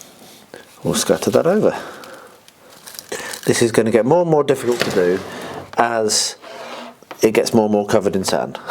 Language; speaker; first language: English; native; English